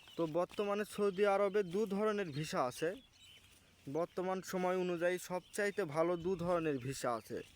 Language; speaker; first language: Bangla; native; Bangla